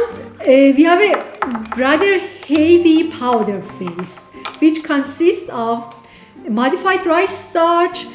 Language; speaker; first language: English; non-native, fluent; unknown